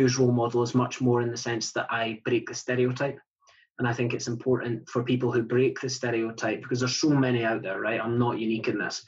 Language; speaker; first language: English; native; English